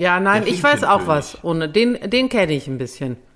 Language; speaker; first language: German; native; German